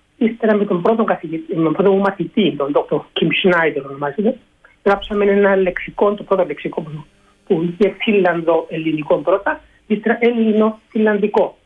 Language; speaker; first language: Greek; native; Greek